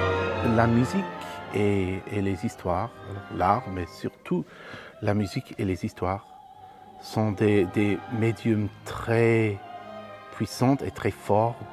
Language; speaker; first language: French; non-native, fluent; English